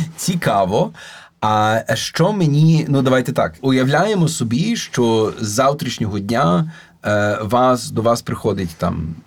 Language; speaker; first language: Ukrainian; native; Ukrainian